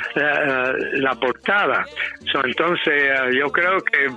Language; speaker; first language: Spanish; non-native, fluent; English